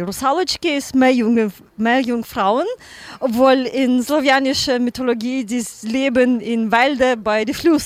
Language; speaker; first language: German; non-native, learner; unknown